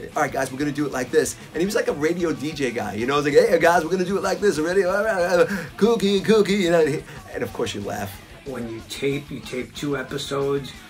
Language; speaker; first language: English; native; English